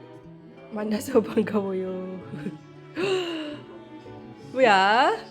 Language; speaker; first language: Korean; non-native, learner; Cebuano